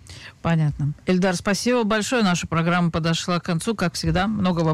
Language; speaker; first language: Russian; native; Russian